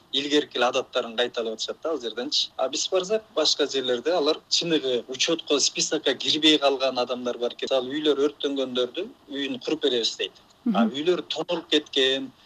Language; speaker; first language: Kyrgyz; native; Kyrgyz